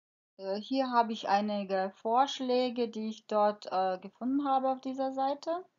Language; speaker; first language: German; non-native, fluent; Croatian